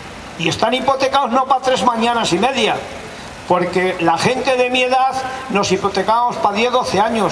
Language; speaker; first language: Spanish; native; Spanish